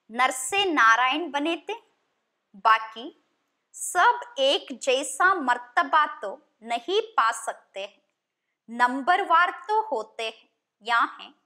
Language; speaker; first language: Hindi; non-native, local second language; Kannada